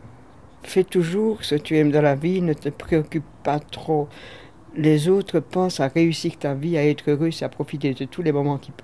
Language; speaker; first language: French; native; French